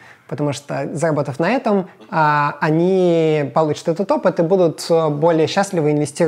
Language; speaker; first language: Russian; native; Russian